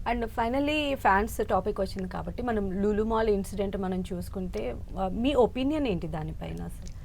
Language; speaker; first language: Telugu; native; Telugu